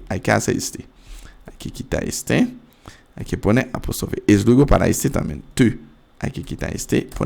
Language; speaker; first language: Spanish; non-native, fluent; French